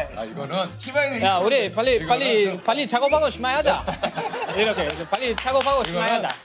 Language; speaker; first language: Korean; non-native, fluent; Spanish